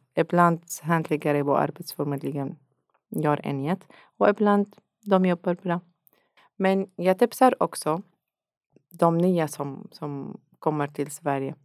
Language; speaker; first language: Swedish; non-native, learner; Arabic